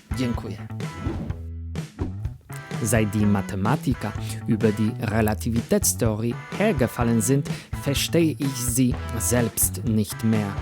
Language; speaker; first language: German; non-native, fluent; Polish